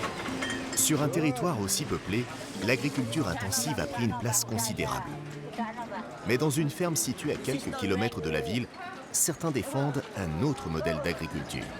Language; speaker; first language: French; native; French